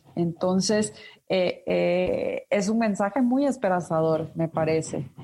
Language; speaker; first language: Spanish; native; Spanish